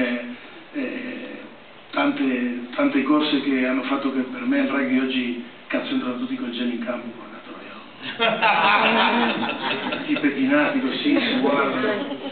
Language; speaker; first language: Italian; non-native, fluent; Spanish